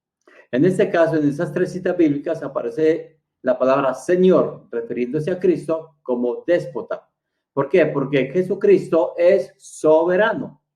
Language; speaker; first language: Spanish; native; Spanish